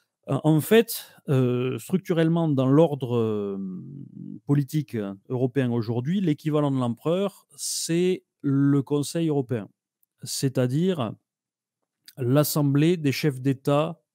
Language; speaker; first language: French; native; French